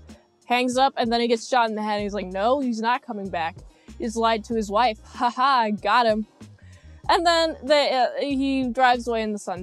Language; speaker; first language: English; native; English